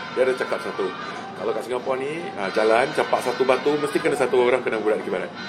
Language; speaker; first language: Malay; native; Malay